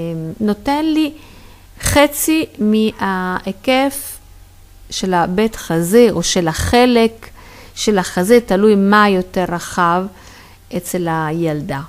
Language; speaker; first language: Hebrew; non-native, fluent; Italian